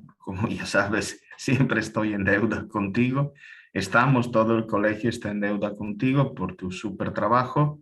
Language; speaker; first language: Spanish; non-native, fluent; Italian